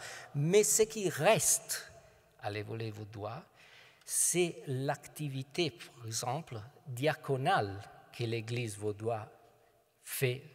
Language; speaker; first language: French; non-native, fluent; Italian